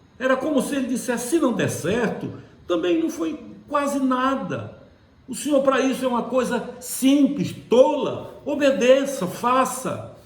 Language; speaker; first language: Portuguese; native; Portuguese